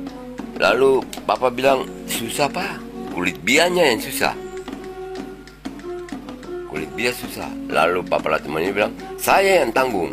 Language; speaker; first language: Indonesian; non-native, local second language; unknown